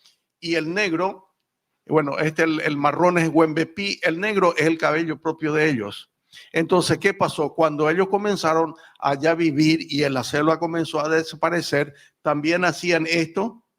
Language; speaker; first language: Spanish; early bilingual, other home language; Norwegian